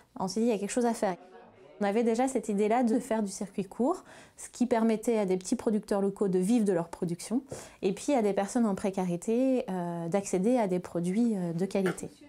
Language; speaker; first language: French; native; French